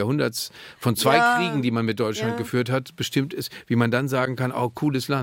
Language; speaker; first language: German; native; German